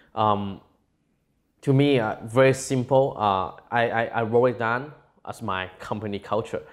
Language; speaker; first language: English; non-native, local second language; Cantonese